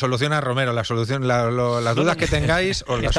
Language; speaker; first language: Spanish; native; Spanish